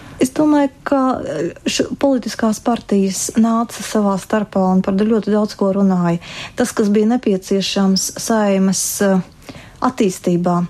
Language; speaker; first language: Latvian; native; Latvian